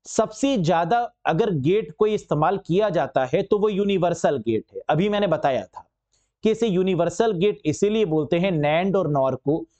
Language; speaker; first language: Hindi; native; Hindi